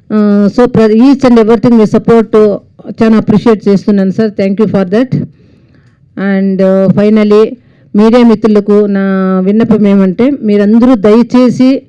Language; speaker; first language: Telugu; native; Telugu